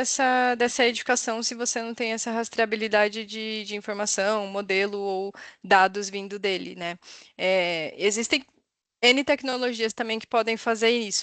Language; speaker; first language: Portuguese; native; Portuguese